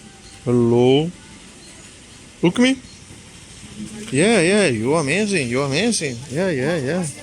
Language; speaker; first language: English; non-native, learner; Italian